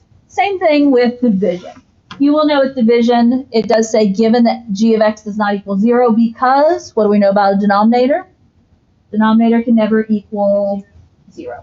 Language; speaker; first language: English; native; English